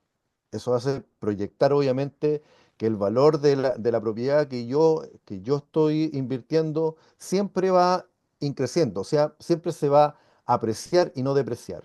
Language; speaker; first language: Spanish; native; Spanish